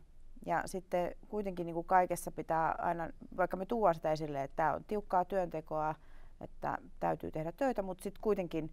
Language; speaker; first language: Finnish; native; Finnish